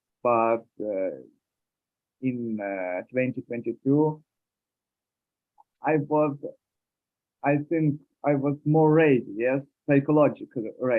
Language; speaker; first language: English; non-native, learner; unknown